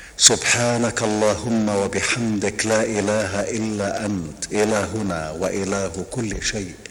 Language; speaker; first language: Arabic; non-native, fluent; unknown